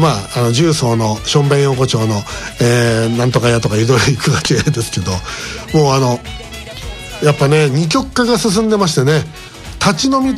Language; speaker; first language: Japanese; native; Japanese